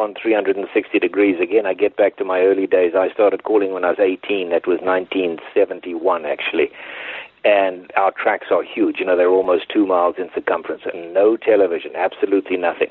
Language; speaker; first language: English; native; English